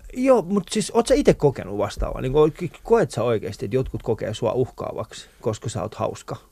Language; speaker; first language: Finnish; early bilingual, other home language; Persian